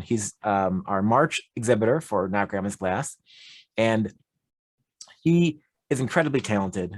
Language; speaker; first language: English; native; English